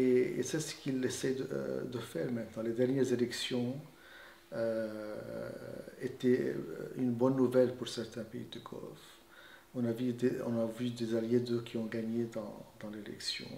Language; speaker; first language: French; non-native, fluent; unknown